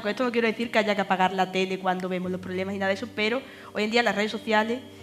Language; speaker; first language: Spanish; native; Spanish